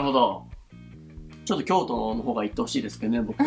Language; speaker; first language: Japanese; native; Japanese